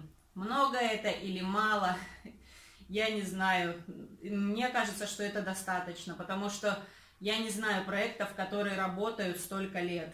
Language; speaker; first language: Russian; native; Russian